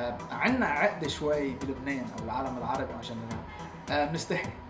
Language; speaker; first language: Arabic; early bilingual, heritage; Arabic